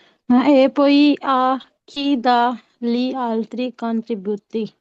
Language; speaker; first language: Italian; non-native, learner; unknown